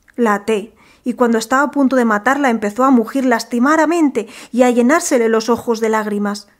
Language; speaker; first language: Spanish; native; Spanish